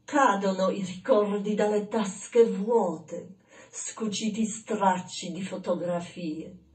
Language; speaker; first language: Italian; non-native, fluent; Polish